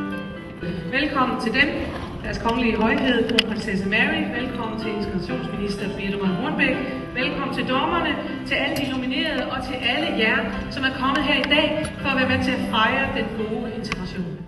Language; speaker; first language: Danish; native; Danish